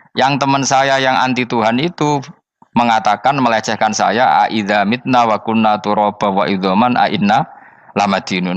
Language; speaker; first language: Malay; non-native, local second language; Javanese